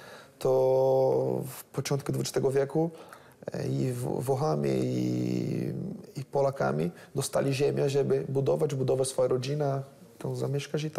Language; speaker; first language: Polish; non-native, learner; Portuguese